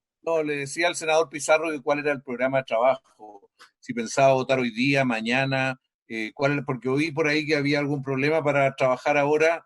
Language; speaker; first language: Spanish; native; Spanish